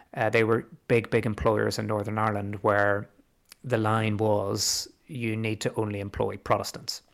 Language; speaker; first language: English; native; English